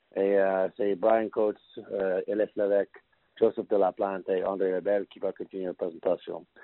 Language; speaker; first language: French; non-native, learner; English